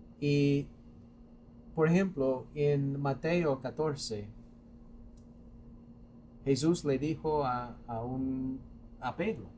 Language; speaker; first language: Spanish; non-native, fluent; English